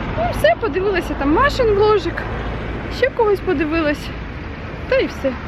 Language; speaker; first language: Ukrainian; native; Ukrainian